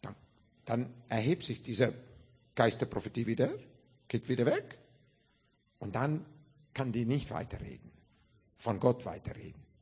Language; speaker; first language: German; non-native, fluent; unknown